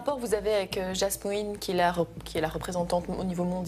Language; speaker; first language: French; native; French